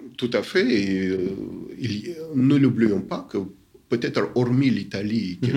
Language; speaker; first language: French; non-native, fluent; Russian